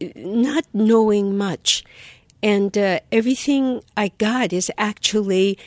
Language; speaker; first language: English; non-native, fluent; Chinese